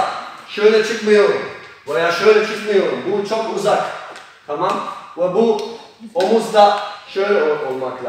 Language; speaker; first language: Turkish; non-native, learner; Polish